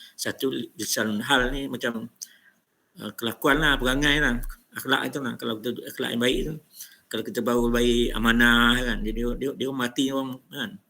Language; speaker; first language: Malay; native; Malay